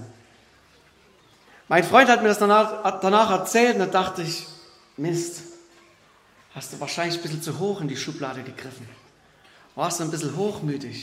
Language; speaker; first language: German; native; German